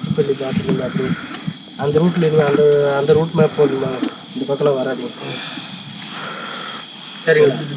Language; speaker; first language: Tamil; native; Tamil